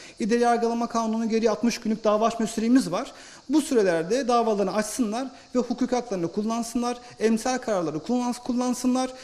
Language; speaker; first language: Turkish; native; Turkish